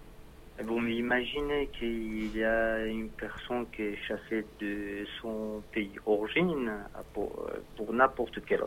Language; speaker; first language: French; non-native, learner; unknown